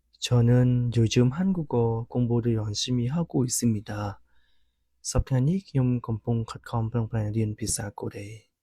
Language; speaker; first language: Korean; non-native, learner; Khmer